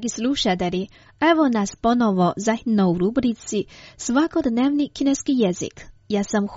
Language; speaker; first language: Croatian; non-native, fluent; Chinese